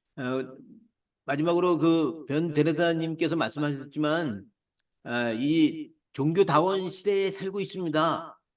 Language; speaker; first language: Korean; native; Korean